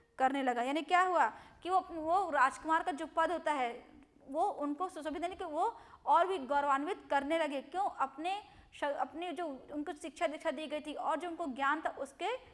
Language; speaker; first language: Hindi; non-native, local second language; Gujarati